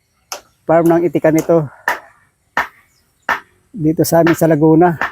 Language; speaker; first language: Filipino; native; Filipino